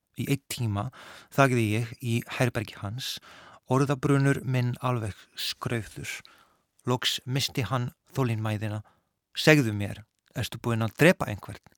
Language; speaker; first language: Icelandic; non-native, fluent; Polish